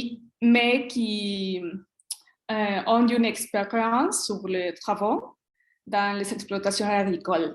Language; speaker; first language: French; non-native, learner; Spanish